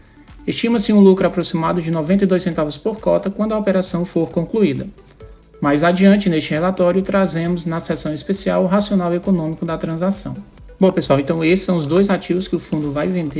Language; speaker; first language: Portuguese; native; Portuguese